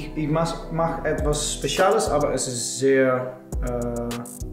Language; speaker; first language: German; non-native, learner; Dutch